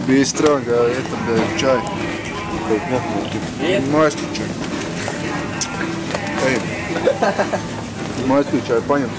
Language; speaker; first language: Russian; non-native, learner; Latvian